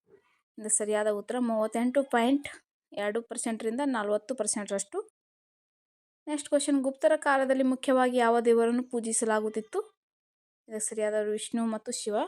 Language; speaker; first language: Kannada; native; Kannada